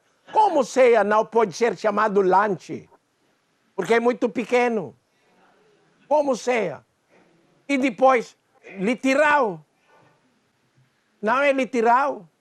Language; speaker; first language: Portuguese; non-native, learner; Filipino